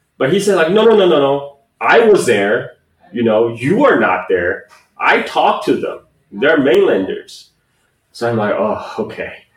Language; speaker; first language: English; non-native, fluent; Chinese